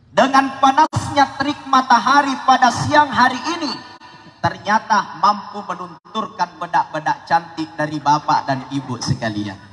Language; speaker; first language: Indonesian; non-native, local second language; Buginese